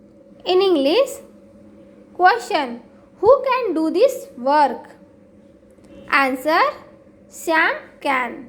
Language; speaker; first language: English; non-native, local second language; Hindi